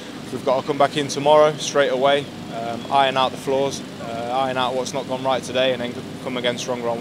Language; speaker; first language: English; native; English